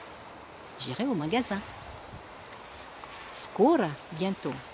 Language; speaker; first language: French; non-native, fluent; Russian